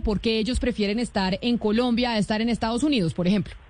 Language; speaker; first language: Spanish; native; Spanish